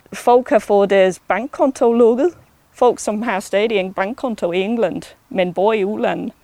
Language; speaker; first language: Danish; non-native, fluent; English